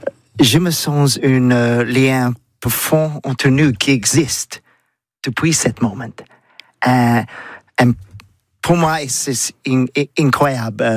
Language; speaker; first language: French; non-native, learner; English